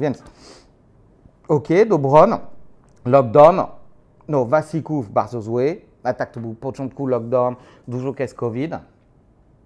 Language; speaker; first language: Polish; non-native, learner; French